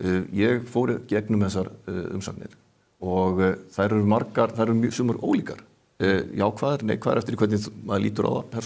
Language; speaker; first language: Icelandic; native; Icelandic